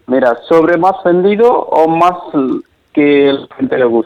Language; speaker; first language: Spanish; non-native, learner; Nepali